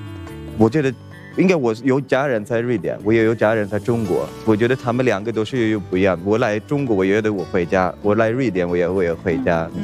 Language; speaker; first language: Chinese; non-native, fluent; Swedish